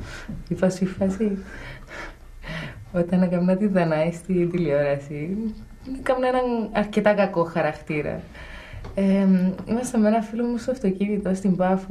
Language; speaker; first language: Greek; native; Greek